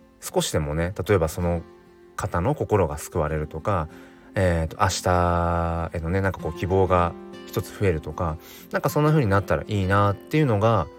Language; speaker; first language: Japanese; native; Japanese